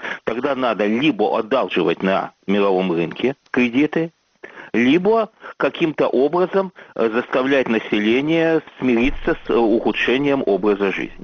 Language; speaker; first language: Russian; native; Russian